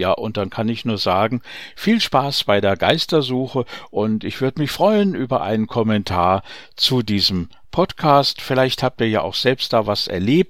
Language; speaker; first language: German; native; German